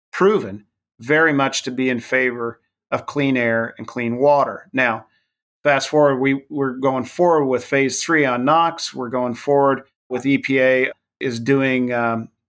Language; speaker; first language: English; native; English